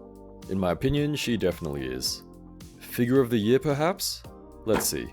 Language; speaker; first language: English; native; English